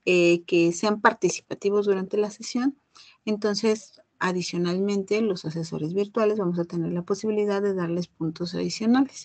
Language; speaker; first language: Spanish; native; Spanish